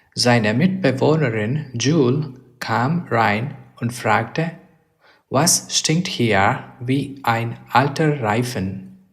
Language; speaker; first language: German; non-native, learner; English